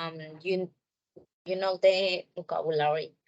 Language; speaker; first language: English; non-native, learner; Spanish